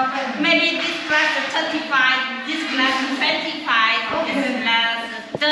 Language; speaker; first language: English; non-native, learner; Vietnamese